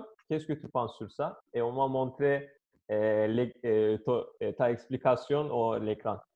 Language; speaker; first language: French; non-native, learner; Turkish